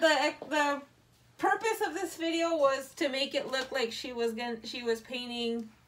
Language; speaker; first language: English; early bilingual, other home language; Spanish